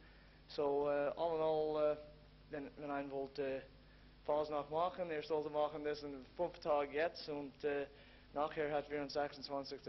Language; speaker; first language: German; non-native, learner; English